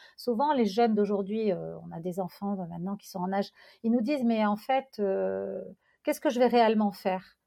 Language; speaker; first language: French; non-native, local second language; Arabic